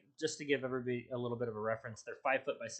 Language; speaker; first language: English; native; English